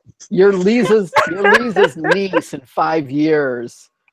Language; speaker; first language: English; native; English